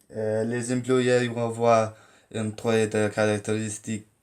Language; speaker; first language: French; non-native, learner; English